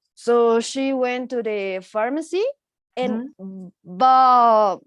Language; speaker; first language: English; non-native, learner; Spanish